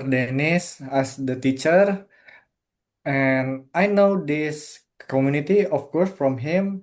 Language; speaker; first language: English; non-native, fluent; Indonesian